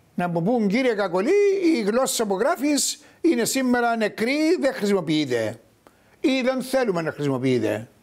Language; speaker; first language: Greek; native; Greek